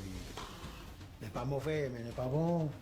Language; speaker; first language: French; non-native, fluent; Portuguese